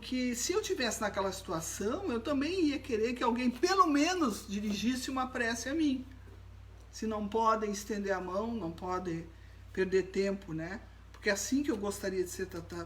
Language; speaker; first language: Portuguese; native; Portuguese